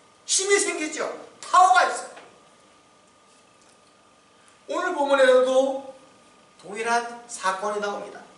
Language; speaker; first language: Korean; native; Korean